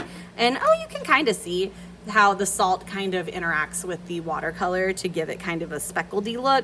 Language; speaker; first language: English; native; English